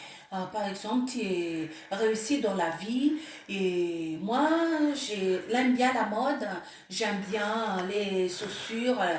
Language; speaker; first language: French; non-native, local second language; Malagasy